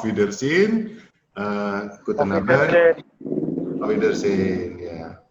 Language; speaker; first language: German; non-native, learner; Indonesian